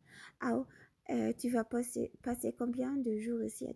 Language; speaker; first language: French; non-native, fluent; Arabic